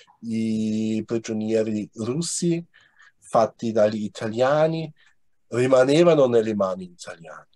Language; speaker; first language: Italian; non-native, fluent; German